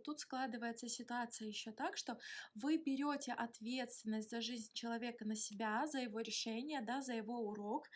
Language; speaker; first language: Russian; native; Russian